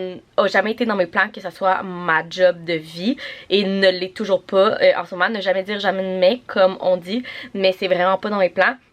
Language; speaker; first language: French; native; French